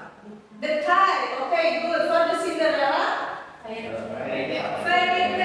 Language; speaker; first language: English; non-native, learner; Indonesian